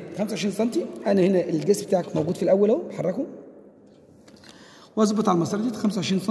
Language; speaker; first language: Arabic; native; Arabic